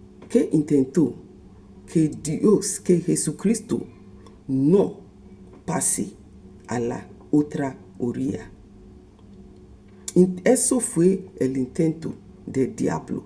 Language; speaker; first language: Spanish; non-native, fluent; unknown